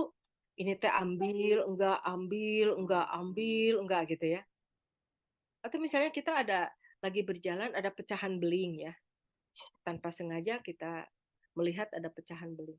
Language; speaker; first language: Indonesian; native; Indonesian